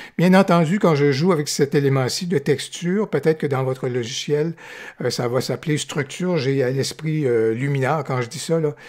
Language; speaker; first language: French; native; French